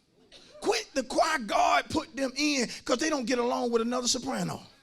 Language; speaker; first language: English; native; English